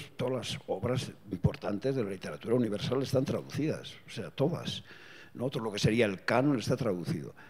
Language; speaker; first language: Spanish; non-native, local second language; Basque